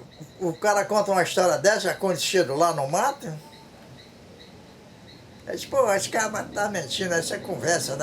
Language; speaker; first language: Portuguese; native; Portuguese